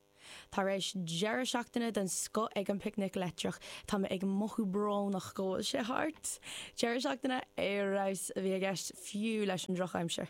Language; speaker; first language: Irish; non-native, local second language; English